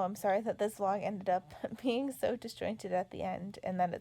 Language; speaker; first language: English; native; English